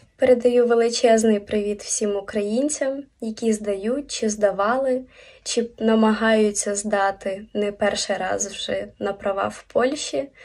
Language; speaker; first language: Ukrainian; native; Ukrainian